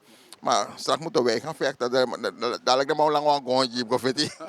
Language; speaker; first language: Dutch; native; Dutch